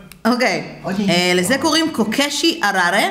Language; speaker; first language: Hebrew; native; Hebrew